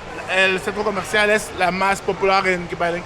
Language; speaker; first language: Spanish; non-native, learner; English